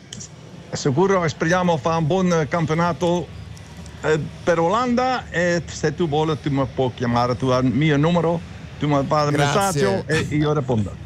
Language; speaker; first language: Italian; non-native, learner; Dutch